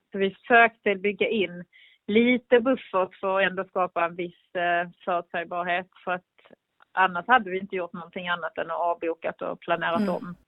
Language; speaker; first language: Swedish; native; Swedish